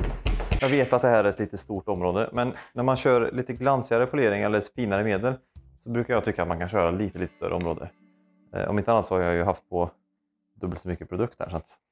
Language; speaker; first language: Swedish; native; Swedish